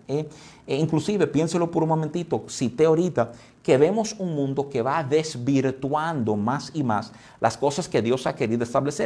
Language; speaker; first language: Spanish; native; Spanish